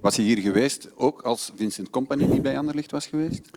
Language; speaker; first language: Dutch; native; Dutch